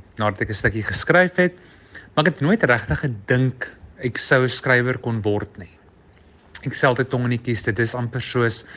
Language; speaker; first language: Afrikaans; native; Afrikaans